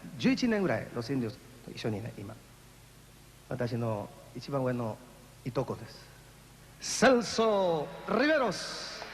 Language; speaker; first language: Japanese; non-native, fluent; Spanish